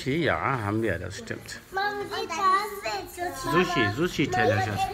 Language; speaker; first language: German; early bilingual, other home language; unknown